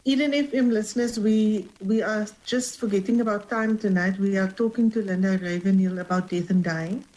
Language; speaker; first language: English; non-native, local second language; Afrikaans